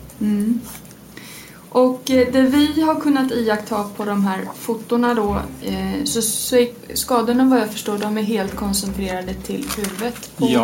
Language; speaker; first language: Swedish; native; Swedish